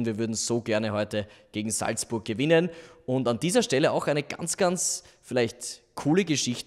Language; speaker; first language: German; native; German